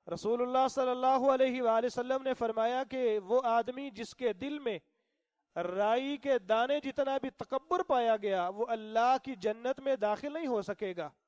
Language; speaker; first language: Urdu; non-native, local second language; Punjabi